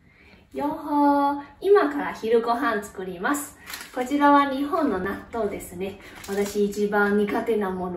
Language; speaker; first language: Japanese; non-native, learner; Chinese